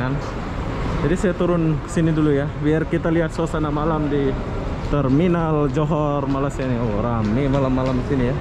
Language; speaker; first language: Indonesian; native; Indonesian